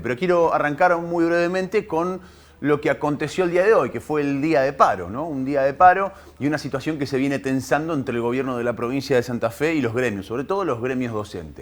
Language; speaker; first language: Spanish; native; Spanish